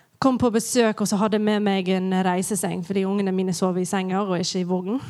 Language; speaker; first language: Norwegian; non-native, fluent; English